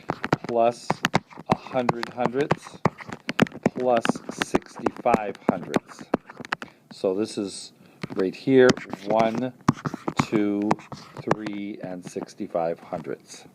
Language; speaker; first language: English; native; English